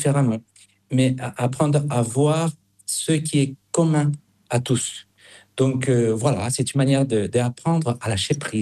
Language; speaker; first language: French; non-native, fluent; Spanish